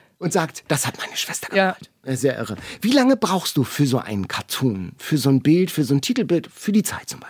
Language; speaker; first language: German; native; German